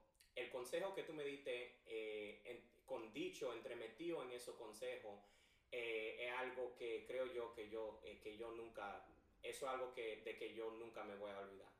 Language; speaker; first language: Spanish; early bilingual, heritage; English